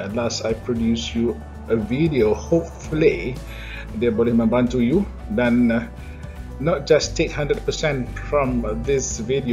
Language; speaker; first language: English; non-native, local second language; Malay